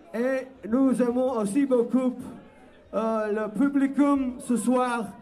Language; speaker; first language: French; non-native, learner; German